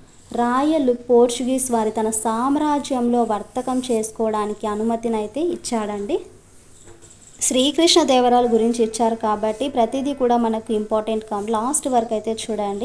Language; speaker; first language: Telugu; native; Telugu